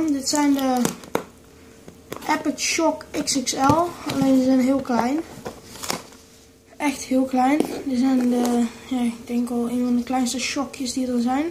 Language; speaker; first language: Dutch; native; Dutch